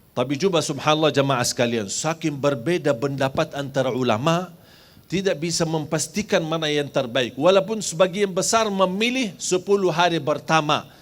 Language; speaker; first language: Malay; non-native, fluent; Arabic